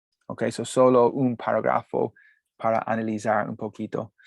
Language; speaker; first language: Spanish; non-native, learner; English